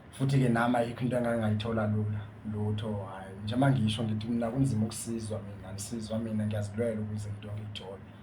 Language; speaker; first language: Zulu; native; Zulu